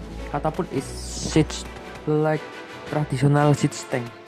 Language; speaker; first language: English; non-native, learner; Indonesian